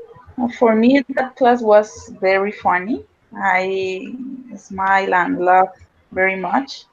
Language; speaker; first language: English; non-native, learner; Spanish